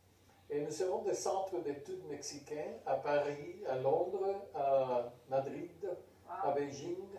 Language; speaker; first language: French; non-native, fluent; Spanish